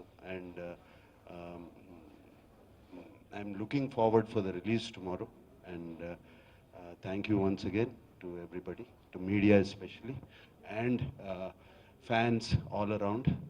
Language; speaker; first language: Telugu; native; Telugu